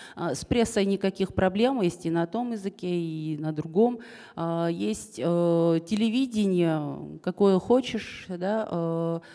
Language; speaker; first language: Russian; non-native, local second language; Kazakh